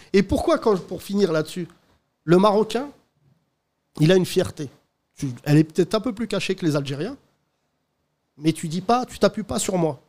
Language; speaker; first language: French; native; French